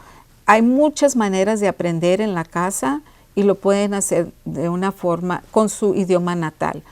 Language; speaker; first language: Spanish; early bilingual, heritage; Spanish